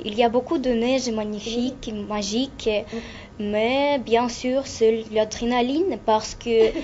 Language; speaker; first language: French; non-native, learner; Russian